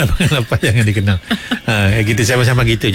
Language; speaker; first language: Malay; native; Malay